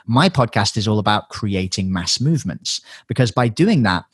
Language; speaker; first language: English; native; English